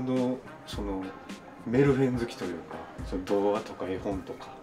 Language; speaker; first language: Japanese; native; Japanese